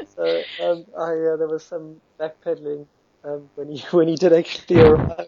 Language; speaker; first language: English; native; English